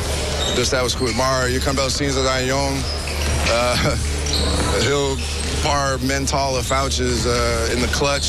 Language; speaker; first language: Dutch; non-native, fluent; English